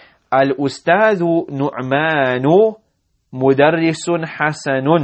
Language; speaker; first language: Arabic; non-native, fluent; English